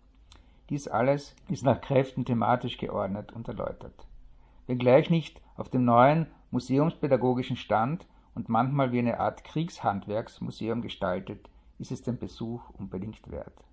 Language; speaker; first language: German; native; German